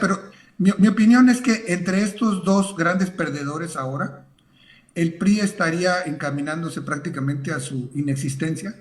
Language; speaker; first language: Spanish; native; Spanish